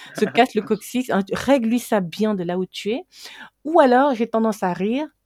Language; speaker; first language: French; non-native, local second language; Fang